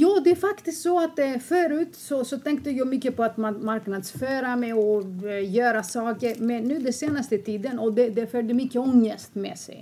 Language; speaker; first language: Swedish; non-native, fluent; Greek